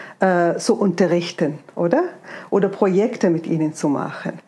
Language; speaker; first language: German; non-native, fluent; Arabic